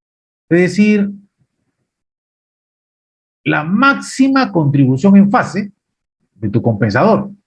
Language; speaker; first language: Spanish; native; Spanish